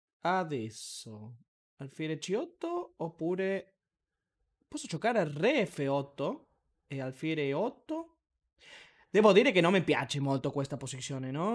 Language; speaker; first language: Italian; non-native, learner; Spanish